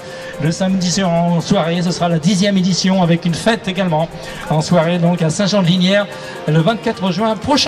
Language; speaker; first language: French; native; French